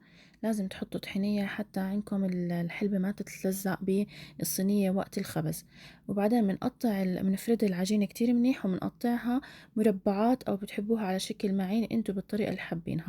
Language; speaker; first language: Arabic; native; Arabic